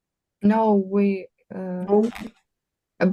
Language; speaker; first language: English; non-native, learner; Russian